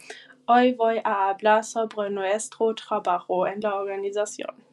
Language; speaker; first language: Spanish; non-native, learner; German